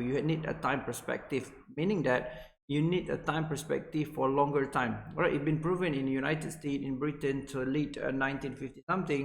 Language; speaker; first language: English; non-native, local second language; Malay